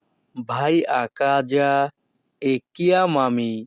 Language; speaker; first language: Italian; non-native, fluent; Bangla